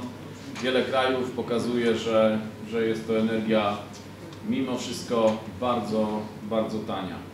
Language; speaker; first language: Polish; native; Polish